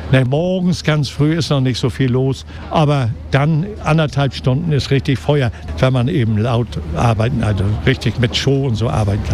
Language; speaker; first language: German; native; German